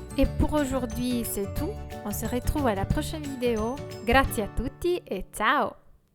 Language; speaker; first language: French; non-native, fluent; Italian